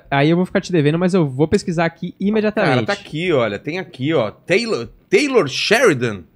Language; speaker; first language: Portuguese; native; Portuguese